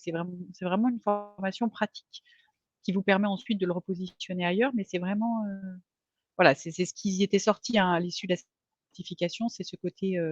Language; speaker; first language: French; native; French